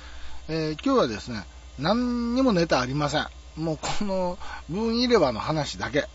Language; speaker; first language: Japanese; native; Japanese